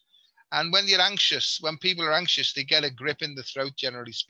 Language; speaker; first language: English; native; English